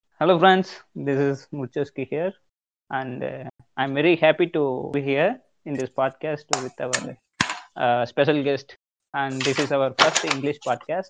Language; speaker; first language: English; non-native, local second language; Tamil